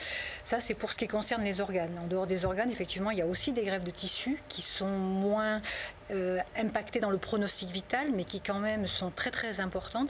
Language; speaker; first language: French; native; French